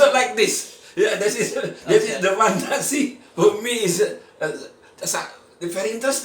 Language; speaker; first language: English; non-native, learner; Indonesian